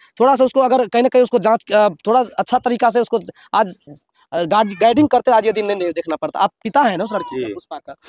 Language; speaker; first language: Hindi; native; Hindi